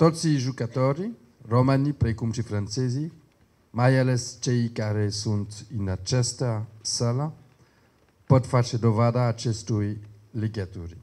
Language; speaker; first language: Romanian; non-native, learner; French